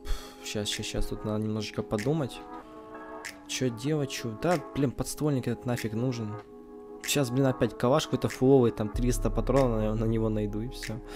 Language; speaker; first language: Russian; native; Russian